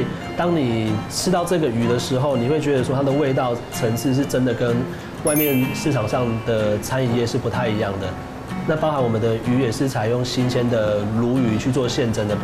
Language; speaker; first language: Chinese; native; Chinese